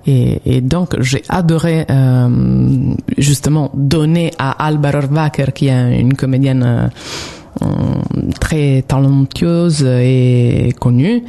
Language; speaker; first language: French; non-native, fluent; Italian